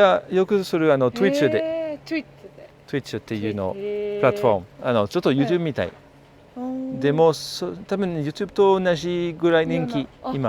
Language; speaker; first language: Japanese; non-native, fluent; French